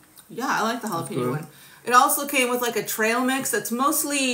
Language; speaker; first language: English; native; English